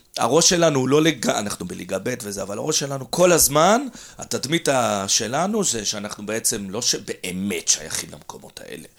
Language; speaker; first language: Hebrew; native; Hebrew